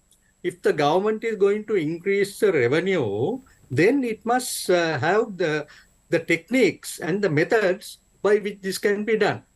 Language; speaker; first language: English; non-native, local second language; Sinhala